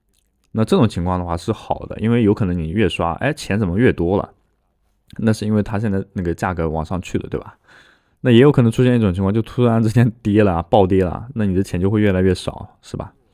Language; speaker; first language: Chinese; native; Chinese